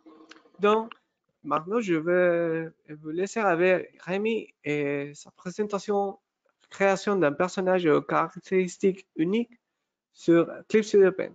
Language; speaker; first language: French; non-native, fluent; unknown